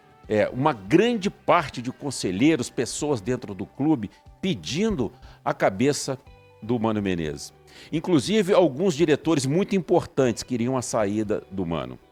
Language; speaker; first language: Portuguese; native; Portuguese